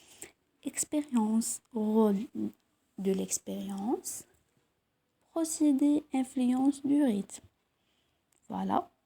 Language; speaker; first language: French; non-native, local second language; Arabic